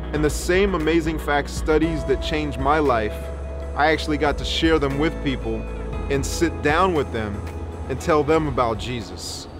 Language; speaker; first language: English; native; English